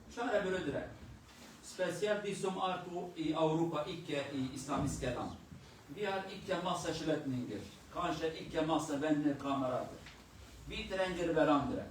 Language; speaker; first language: Swedish; non-native, learner; Kurdish